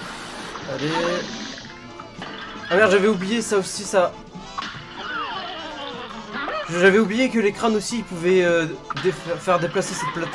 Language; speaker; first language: French; native; French